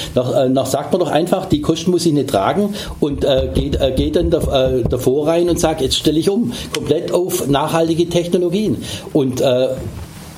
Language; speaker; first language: German; native; German